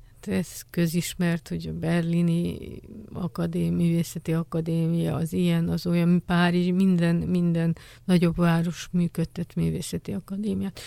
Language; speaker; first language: Hungarian; native; Hungarian